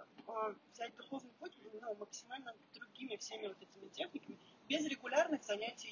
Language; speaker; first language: Russian; native; Russian